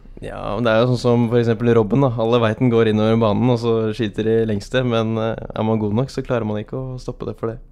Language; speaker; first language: Norwegian; native; Norwegian